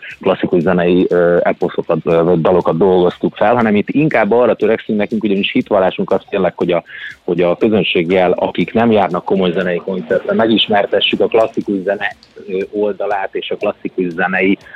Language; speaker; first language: Hungarian; native; Hungarian